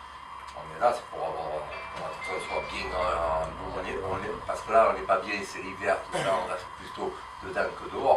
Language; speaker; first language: French; native; French